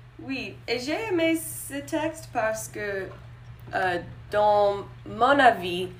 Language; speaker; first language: French; non-native, learner; English